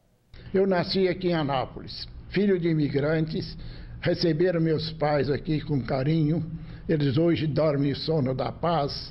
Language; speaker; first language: Portuguese; early bilingual, other home language; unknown